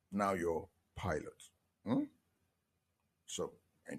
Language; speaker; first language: English; non-native, local second language; Igbo